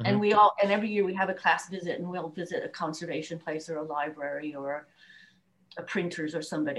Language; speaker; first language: English; native; English